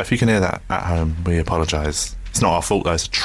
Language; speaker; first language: English; native; English